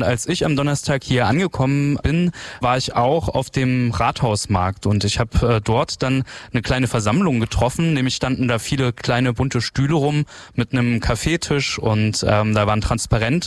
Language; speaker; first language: German; native; German